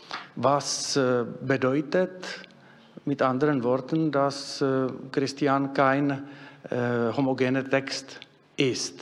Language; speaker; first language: German; non-native, fluent; Czech